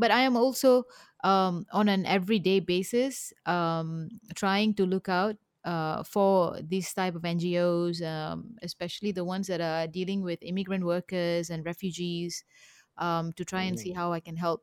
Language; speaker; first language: English; native; English